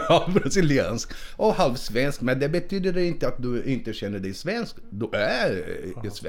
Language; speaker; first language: Swedish; non-native, fluent; Portuguese